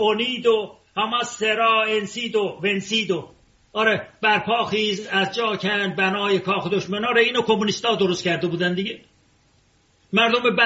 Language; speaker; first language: Persian; native; Persian